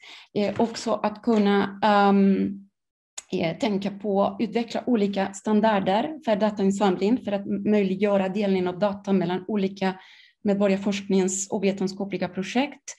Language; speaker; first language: Swedish; non-native, fluent; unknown